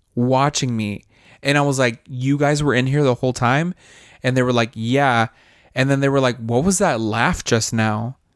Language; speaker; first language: English; early bilingual, other home language; Spanish